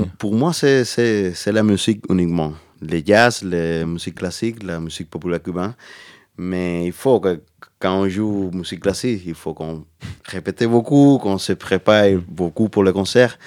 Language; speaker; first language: French; non-native, learner; Spanish